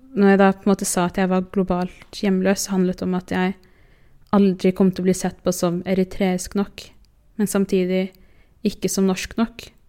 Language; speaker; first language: Norwegian; early bilingual, other home language; Tigrinya